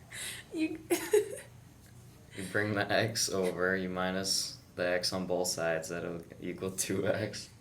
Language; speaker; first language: English; native; English